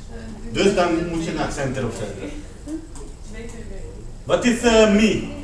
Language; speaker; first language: Dutch; non-native, fluent; Spanish